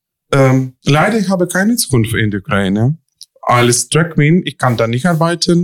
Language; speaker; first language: German; non-native, learner; Ukrainian